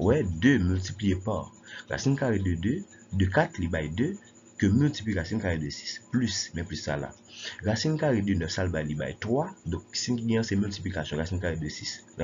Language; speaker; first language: French; non-native, local second language; Haitian Creole